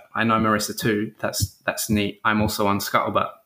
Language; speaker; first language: English; native; English